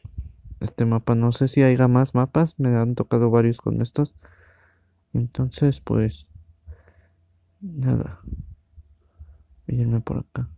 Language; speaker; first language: Spanish; native; Spanish